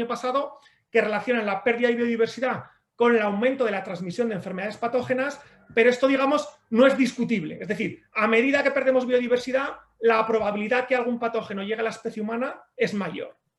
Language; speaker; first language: Spanish; native; Spanish